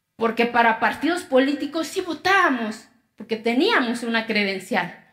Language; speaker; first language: Spanish; non-native, local second language; Zapotec